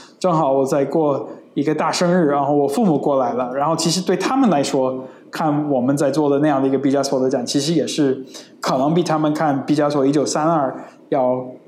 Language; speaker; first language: Chinese; non-native, fluent; English